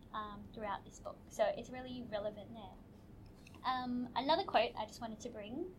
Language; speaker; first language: English; native; English